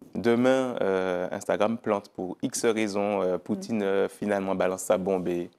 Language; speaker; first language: French; native; French